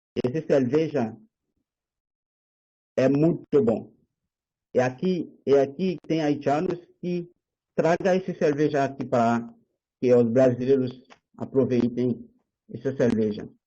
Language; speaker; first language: Portuguese; non-native, learner; Haitian Creole